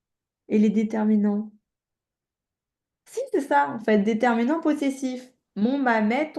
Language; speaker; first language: French; native; French